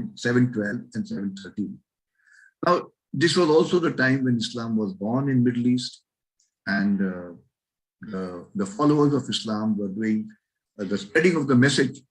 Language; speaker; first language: English; non-native, local second language; Marathi